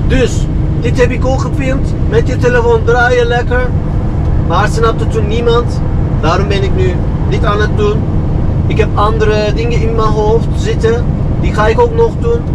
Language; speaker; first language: Dutch; non-native, fluent; Turkish